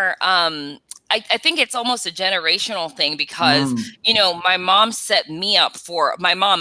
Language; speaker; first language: English; native; English